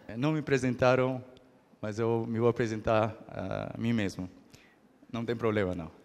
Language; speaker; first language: Portuguese; early bilingual, other home language; Korean